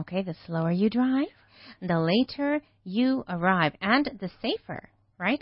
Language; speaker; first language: English; native; English